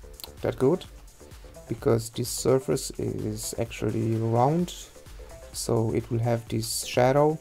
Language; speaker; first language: English; non-native, fluent; German